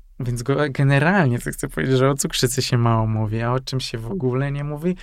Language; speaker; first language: Polish; non-native, fluent; Hungarian